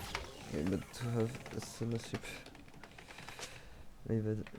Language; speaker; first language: French; native; French